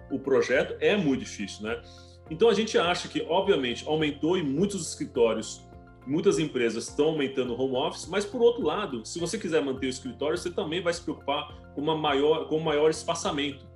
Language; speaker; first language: Portuguese; early bilingual, other home language; Chinese